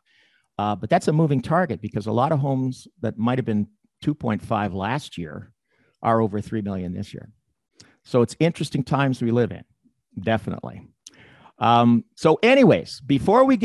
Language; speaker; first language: English; native; English